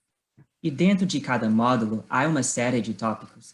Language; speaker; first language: Portuguese; non-native, fluent; English